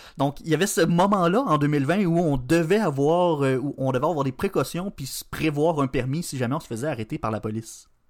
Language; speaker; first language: French; native; French